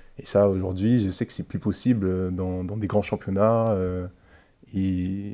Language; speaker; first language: French; early bilingual, other home language; Haitian Creole